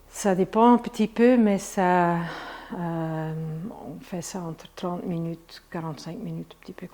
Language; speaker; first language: French; non-native, fluent; Dutch